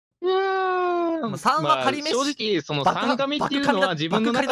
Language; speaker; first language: Japanese; native; Japanese